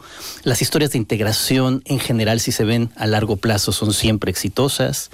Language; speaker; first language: Spanish; native; Spanish